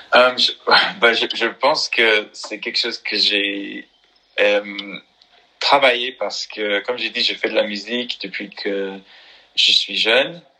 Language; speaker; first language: French; non-native, fluent; English